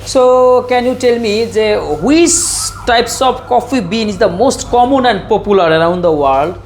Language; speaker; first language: English; non-native, local second language; Bangla